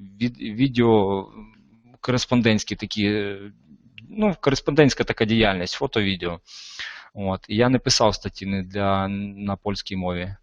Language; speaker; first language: Ukrainian; non-native, local second language; Russian